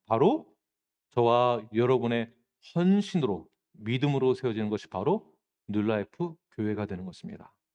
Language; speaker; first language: Korean; native; Korean